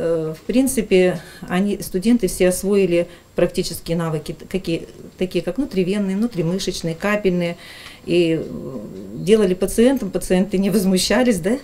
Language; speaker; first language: Russian; native; Russian